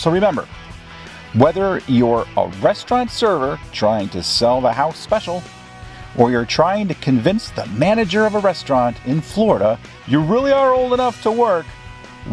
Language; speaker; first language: English; native; English